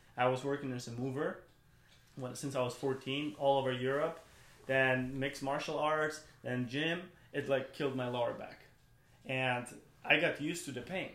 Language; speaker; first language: English; non-native, fluent; German